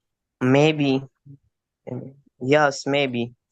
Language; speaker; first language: English; non-native, learner; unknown